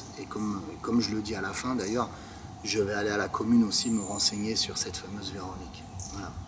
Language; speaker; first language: French; native; French